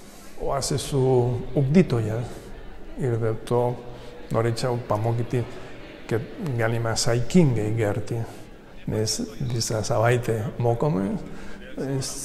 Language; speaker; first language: Lithuanian; non-native, learner; Spanish